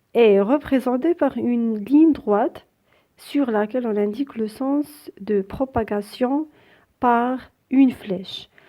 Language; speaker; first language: French; non-native, local second language; Arabic